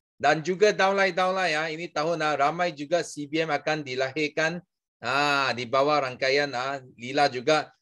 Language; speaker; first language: Malay; non-native, local second language; Chinese